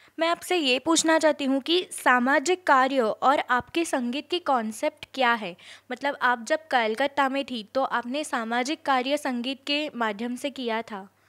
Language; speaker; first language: Hindi; non-native, local second language; Marathi